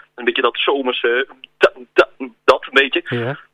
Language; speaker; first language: Dutch; native; Dutch